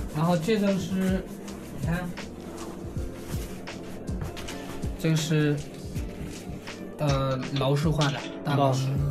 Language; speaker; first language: Chinese; non-native, learner; Nepali